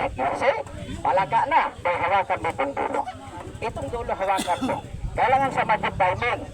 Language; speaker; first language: Filipino; non-native, local second language; Cebuano